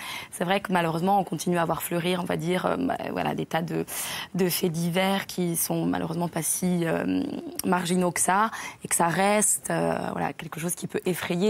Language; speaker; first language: French; native; French